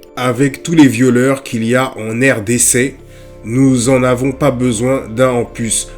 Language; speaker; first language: French; native; French